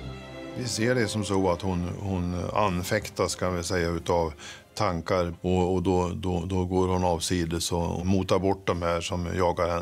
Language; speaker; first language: Swedish; native; Swedish